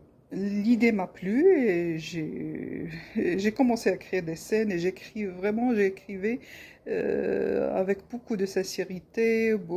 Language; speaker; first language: French; non-native, local second language; Arabic